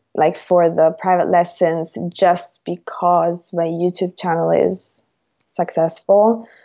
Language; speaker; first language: English; non-native, fluent; Italian